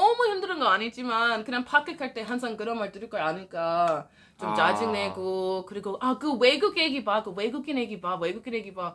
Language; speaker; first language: Korean; non-native, learner; English